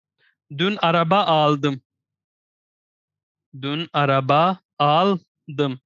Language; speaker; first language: Turkish; non-native, fluent; Urdu